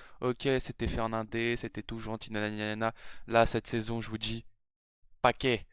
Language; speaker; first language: French; native; French